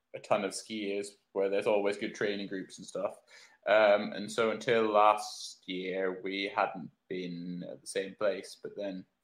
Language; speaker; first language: English; native; English